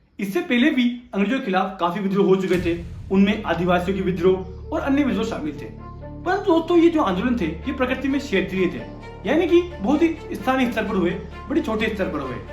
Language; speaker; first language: Hindi; non-native, local second language; Bangla